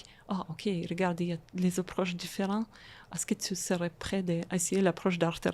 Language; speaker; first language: French; non-native, fluent; Russian